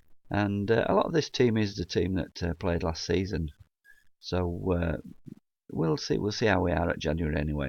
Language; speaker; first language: English; native; English